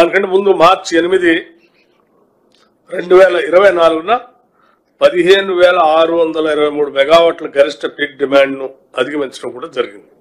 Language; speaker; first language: Telugu; native; Telugu